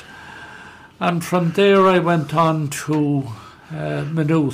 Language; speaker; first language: English; native; English